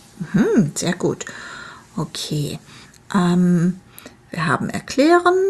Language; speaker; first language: German; non-native, fluent; English